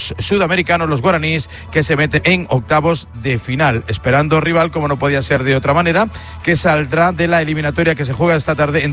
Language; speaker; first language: Spanish; native; Spanish